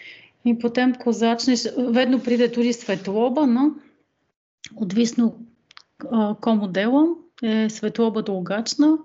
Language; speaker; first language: Slovenian; non-native, fluent; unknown